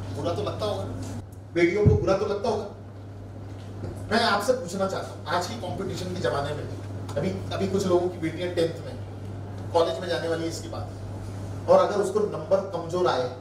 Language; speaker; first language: Hindi; non-native, local second language; Marathi